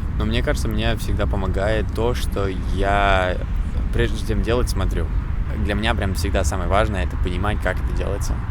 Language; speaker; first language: Russian; non-native, fluent; English